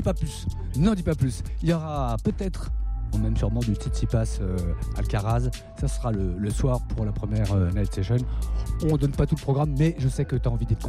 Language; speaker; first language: French; native; French